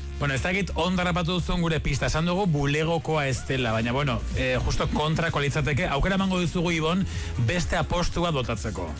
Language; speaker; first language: Basque; native; Basque